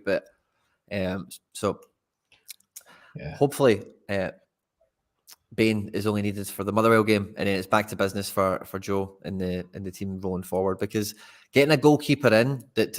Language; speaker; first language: English; native; English